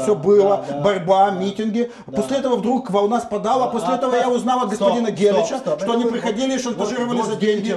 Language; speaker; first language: Russian; native; Russian